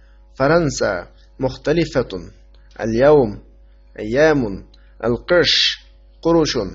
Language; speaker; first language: Arabic; non-native, fluent; Uyghur